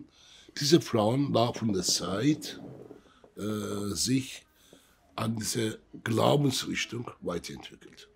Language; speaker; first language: German; early bilingual, other home language; Turkish